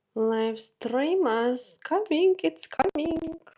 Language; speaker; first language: English; non-native, learner; Lithuanian